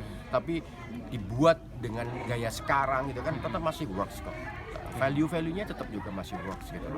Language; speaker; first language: Indonesian; native; Indonesian